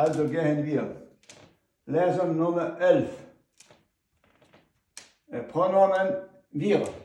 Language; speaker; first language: German; non-native, learner; Ukrainian